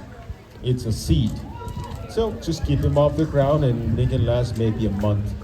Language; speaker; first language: English; non-native, local second language; Samoan